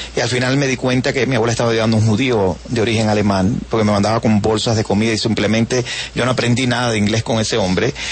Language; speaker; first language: Spanish; native; Spanish